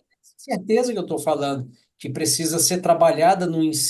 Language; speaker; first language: Portuguese; native; Portuguese